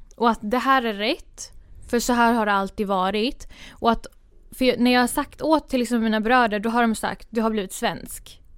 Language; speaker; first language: Swedish; early bilingual, other home language; Kurdish